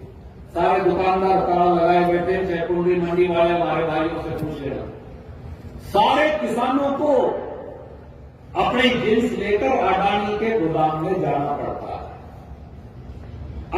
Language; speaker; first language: Hindi; native; Hindi